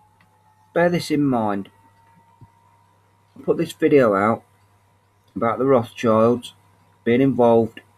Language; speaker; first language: English; native; English